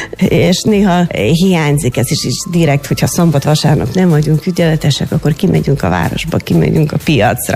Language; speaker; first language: Hungarian; non-native, fluent; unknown